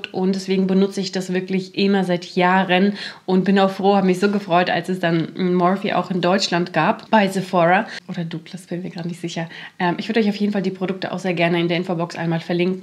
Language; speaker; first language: German; native; German